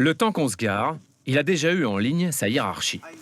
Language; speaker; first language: French; native; French